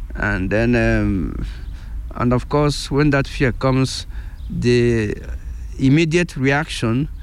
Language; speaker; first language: English; non-native, local second language; Igbo